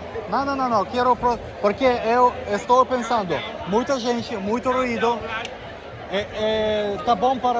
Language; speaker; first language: Portuguese; non-native, learner; Russian